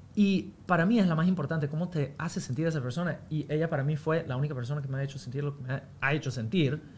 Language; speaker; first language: Spanish; non-native, fluent; English